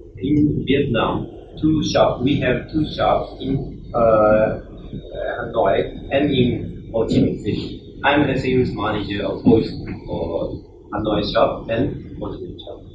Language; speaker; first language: English; non-native, learner; Japanese